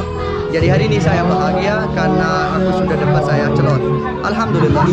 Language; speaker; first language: Indonesian; non-native, learner; Urdu